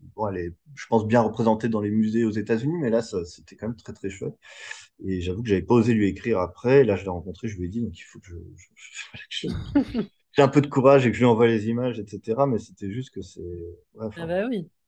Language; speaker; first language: French; native; French